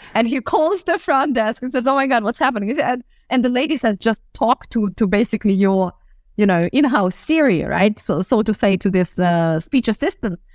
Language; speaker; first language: English; non-native, fluent; Russian